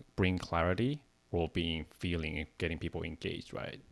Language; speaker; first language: English; non-native, fluent; Chinese